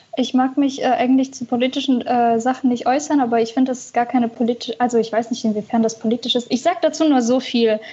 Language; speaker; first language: German; early bilingual, other home language; Russian